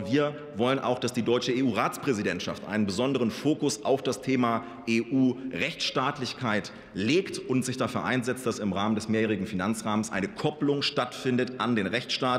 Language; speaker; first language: German; native; German